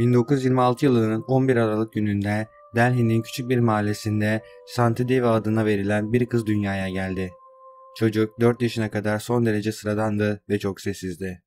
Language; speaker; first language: Turkish; native; Turkish